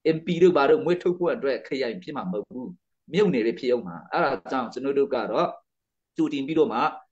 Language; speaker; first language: Burmese; non-native, local second language; Hakha Chin